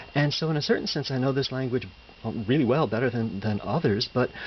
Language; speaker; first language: English; native; English